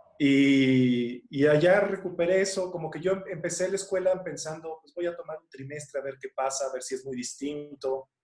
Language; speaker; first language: Spanish; native; Spanish